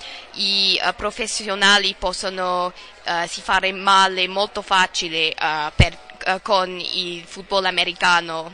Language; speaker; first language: Italian; non-native, learner; English